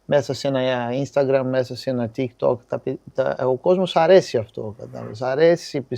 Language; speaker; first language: Greek; non-native, fluent; Portuguese